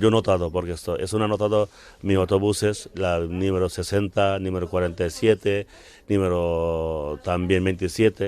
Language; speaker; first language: Spanish; non-native, learner; Bangla